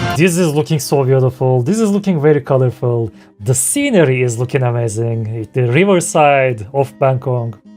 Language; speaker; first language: English; non-native, fluent; Turkish